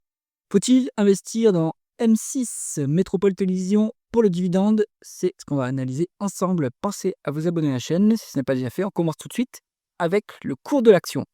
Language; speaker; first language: French; native; French